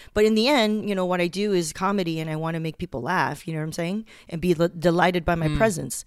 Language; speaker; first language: English; native; English